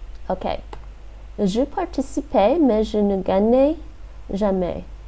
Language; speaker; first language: French; non-native, learner; English